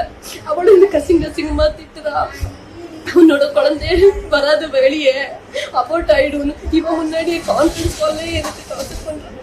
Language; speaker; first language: Tamil; non-native, local second language; Kannada